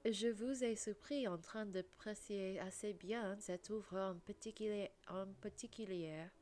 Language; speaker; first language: French; non-native, learner; English